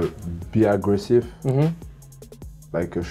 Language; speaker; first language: English; non-native, learner; French